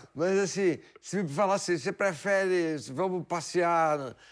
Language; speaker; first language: Portuguese; native; Portuguese